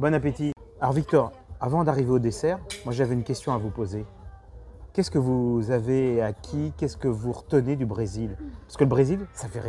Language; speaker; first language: French; native; French